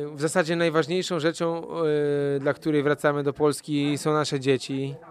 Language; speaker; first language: Polish; native; Polish